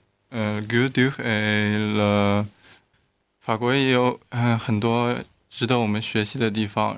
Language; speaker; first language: French; non-native, learner; Chinese